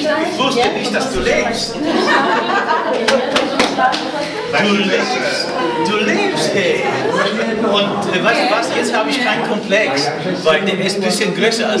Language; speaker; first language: German; non-native, fluent; Polish